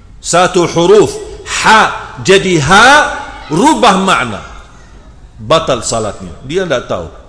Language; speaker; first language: Indonesian; non-native, fluent; Arabic